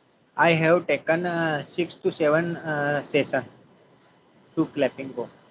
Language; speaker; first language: English; non-native, learner; Hindi